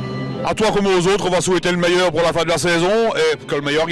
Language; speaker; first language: French; native; French